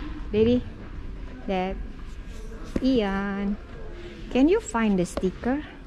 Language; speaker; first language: English; non-native, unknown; Indonesian